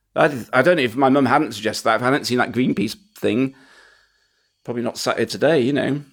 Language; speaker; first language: English; native; English